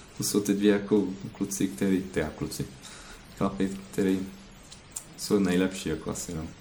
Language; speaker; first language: Czech; non-native, learner; French